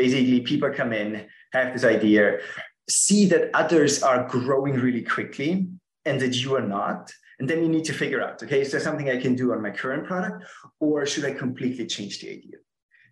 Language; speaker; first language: English; non-native, fluent; German